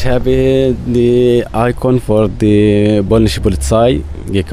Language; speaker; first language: German; non-native, learner; Arabic